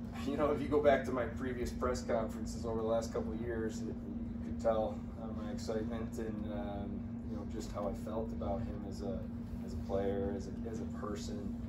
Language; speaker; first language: English; native; English